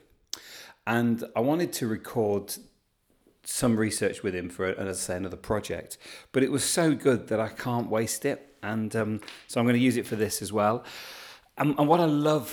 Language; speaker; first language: English; native; English